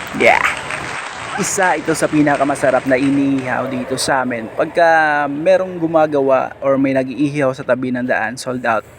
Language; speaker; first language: Filipino; non-native, local second language; Hiligaynon